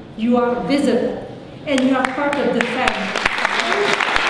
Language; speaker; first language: English; non-native, fluent; French